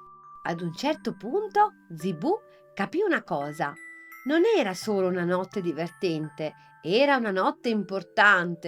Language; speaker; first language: Italian; native; Italian